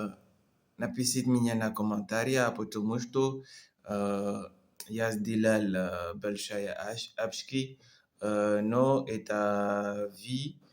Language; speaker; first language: Russian; non-native, learner; French